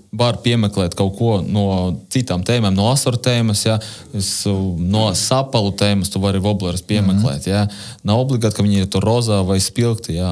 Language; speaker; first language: Latvian; non-native, local second language; Russian